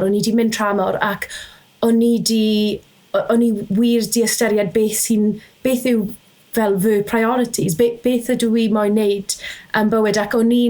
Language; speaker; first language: Welsh; native; Welsh